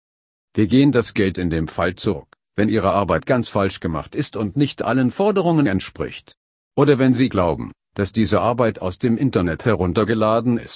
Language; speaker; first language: German; non-native, learner; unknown